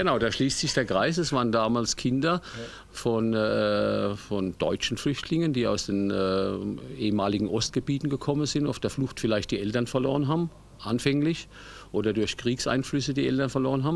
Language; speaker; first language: German; native; German